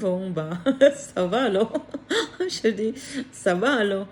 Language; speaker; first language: French; non-native, learner; Filipino